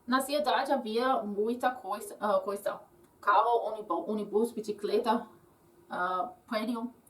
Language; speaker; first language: Portuguese; non-native, learner; English